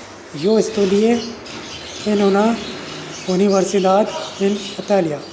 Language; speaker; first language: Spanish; non-native, learner; Urdu